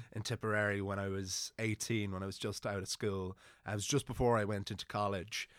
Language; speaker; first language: English; native; English